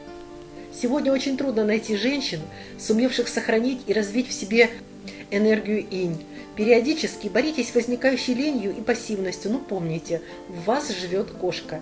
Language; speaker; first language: Russian; native; Russian